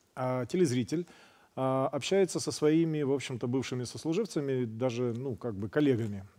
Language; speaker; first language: Russian; native; Russian